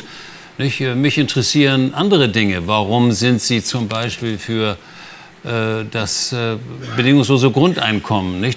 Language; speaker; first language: German; native; German